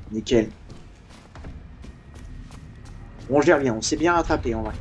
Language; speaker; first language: French; native; French